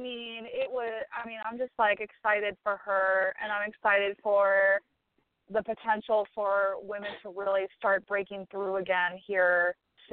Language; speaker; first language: English; native; English